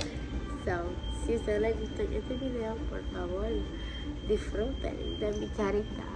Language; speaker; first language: Spanish; early bilingual, heritage; Spanish